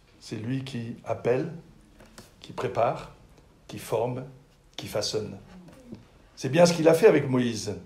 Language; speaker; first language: French; native; French